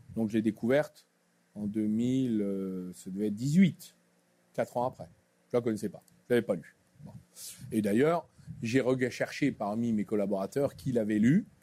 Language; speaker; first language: French; native; French